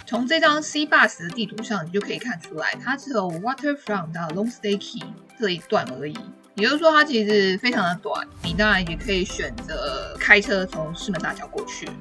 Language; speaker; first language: Chinese; native; Chinese